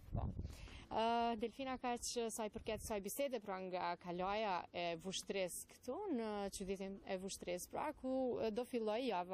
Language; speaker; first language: Albanian; native; Albanian